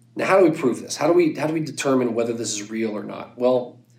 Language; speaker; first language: English; native; English